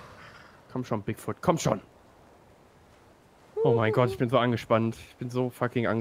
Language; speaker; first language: German; native; German